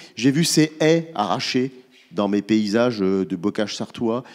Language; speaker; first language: French; native; French